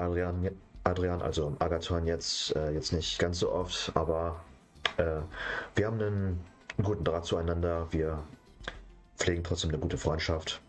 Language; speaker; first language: German; native; German